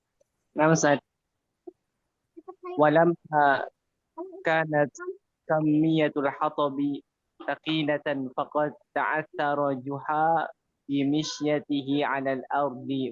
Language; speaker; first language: Arabic; non-native, learner; Indonesian